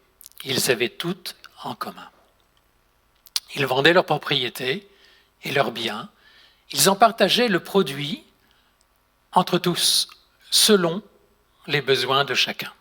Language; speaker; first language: French; native; French